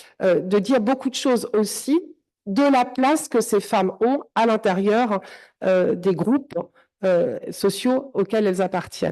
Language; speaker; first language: French; native; French